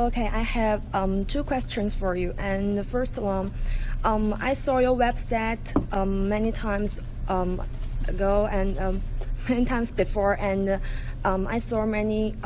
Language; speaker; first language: English; non-native, learner; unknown